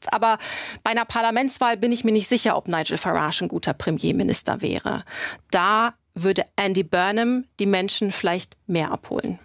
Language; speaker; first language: German; native; German